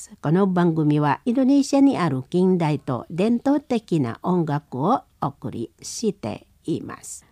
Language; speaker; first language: Japanese; non-native, learner; Indonesian